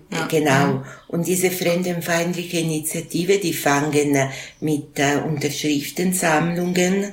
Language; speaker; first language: German; non-native, local second language; Italian